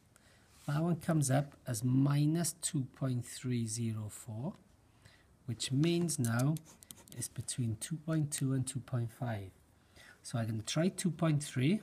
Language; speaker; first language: English; native; English